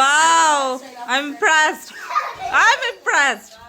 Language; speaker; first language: English; non-native, local second language; Hindi